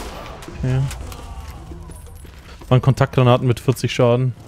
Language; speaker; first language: German; native; German